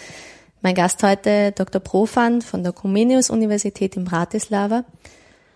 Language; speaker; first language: German; native; German